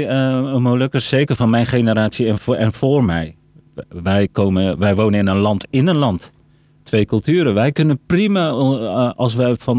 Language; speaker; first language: Dutch; early bilingual, other home language; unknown